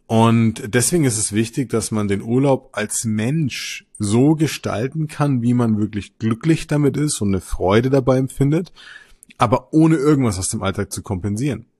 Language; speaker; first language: German; native; German